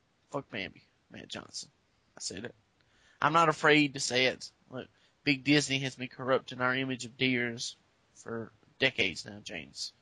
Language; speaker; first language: English; native; English